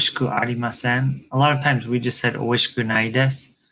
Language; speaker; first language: Japanese; non-native, fluent; English